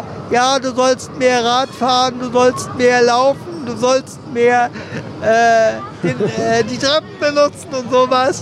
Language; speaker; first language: German; native; German